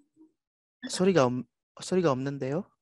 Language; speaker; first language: Korean; non-native, fluent; Indonesian